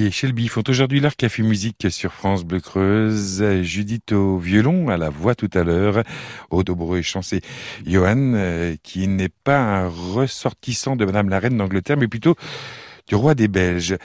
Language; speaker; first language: French; native; French